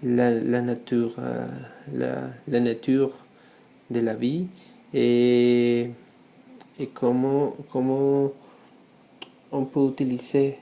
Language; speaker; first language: French; non-native, learner; Spanish